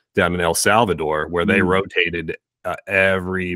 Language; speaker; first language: English; native; English